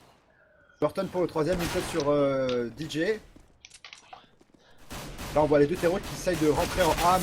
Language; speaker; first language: French; native; French